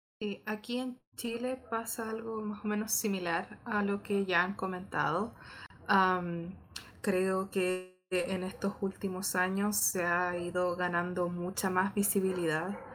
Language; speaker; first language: Spanish; native; Spanish